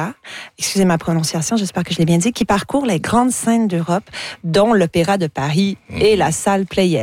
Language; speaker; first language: French; native; French